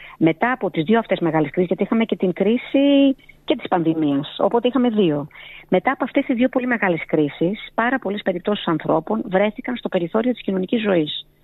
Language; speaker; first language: Greek; early bilingual, heritage; Greek